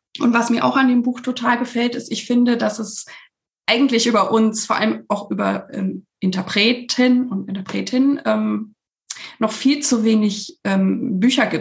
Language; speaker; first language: German; native; German